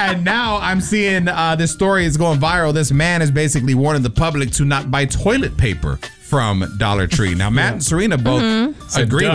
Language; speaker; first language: English; native; English